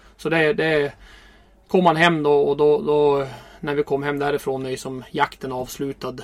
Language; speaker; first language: Swedish; native; Swedish